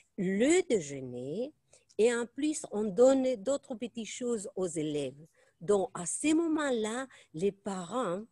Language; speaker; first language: French; non-native, fluent; Spanish